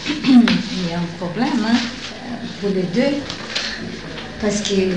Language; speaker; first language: French; non-native, fluent; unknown